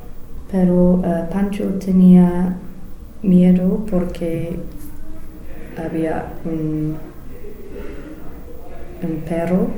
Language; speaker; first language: Spanish; non-native, learner; English